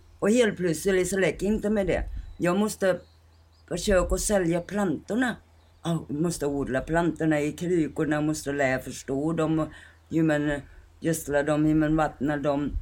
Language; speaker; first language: Swedish; non-native, fluent; Thai